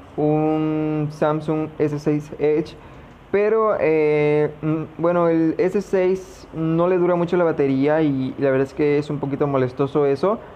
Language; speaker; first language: Spanish; native; Spanish